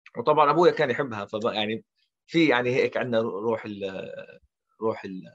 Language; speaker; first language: Arabic; early bilingual, heritage; Arabic